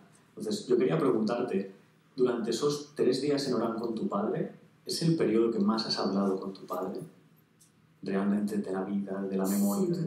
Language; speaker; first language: Spanish; native; Spanish